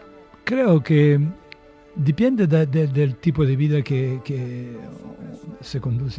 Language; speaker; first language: Spanish; non-native, fluent; Italian